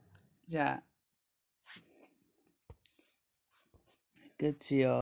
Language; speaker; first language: Japanese; non-native, learner; English